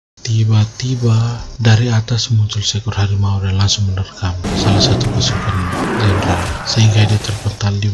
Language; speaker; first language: Indonesian; native; Indonesian